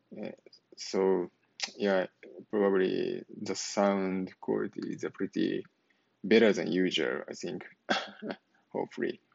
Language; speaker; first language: English; non-native, learner; Japanese